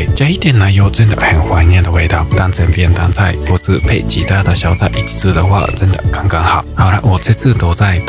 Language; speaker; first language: Chinese; non-native, fluent; Japanese